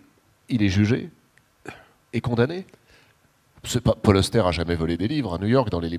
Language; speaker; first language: French; native; French